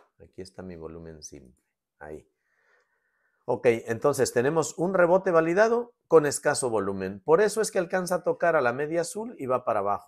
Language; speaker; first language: Spanish; native; Spanish